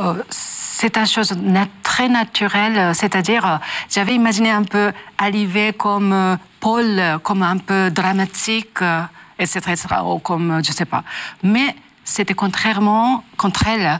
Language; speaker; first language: French; non-native, learner; Japanese